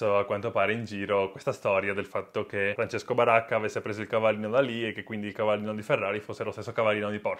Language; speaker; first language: Italian; native; Italian